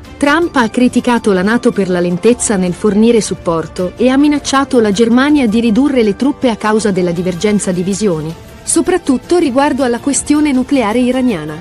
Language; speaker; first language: Italian; native; Italian